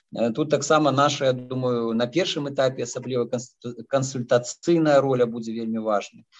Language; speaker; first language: Belarusian; native; Belarusian